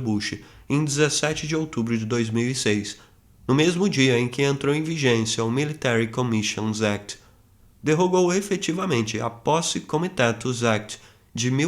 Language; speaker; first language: Portuguese; native; Portuguese